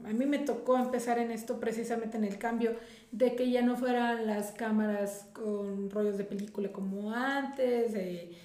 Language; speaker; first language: Spanish; native; Spanish